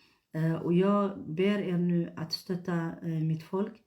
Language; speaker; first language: Swedish; non-native, fluent; Tigrinya